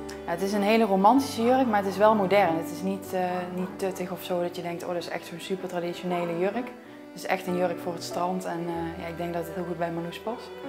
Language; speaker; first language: Dutch; native; Dutch